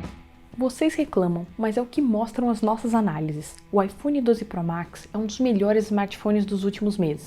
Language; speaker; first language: Portuguese; native; Portuguese